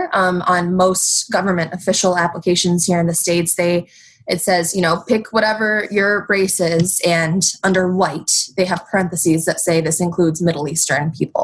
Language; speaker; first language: English; native; English